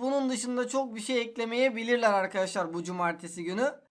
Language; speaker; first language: Turkish; native; Turkish